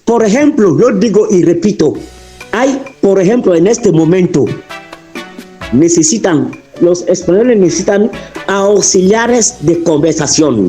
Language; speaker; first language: Spanish; non-native, fluent; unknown